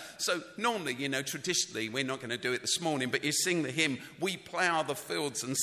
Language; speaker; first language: English; native; English